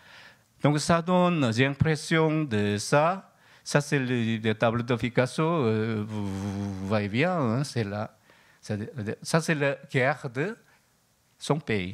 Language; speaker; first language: French; non-native, learner; Korean